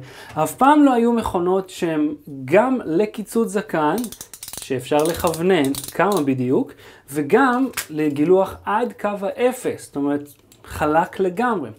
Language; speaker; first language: Hebrew; native; Hebrew